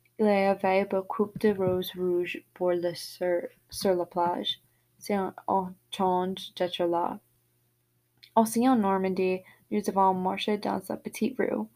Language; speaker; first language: French; non-native, learner; English